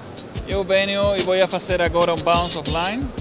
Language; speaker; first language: Portuguese; non-native, learner; Spanish